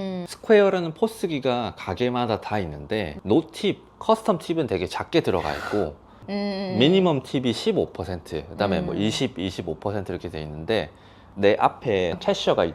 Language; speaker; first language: Korean; non-native, local second language; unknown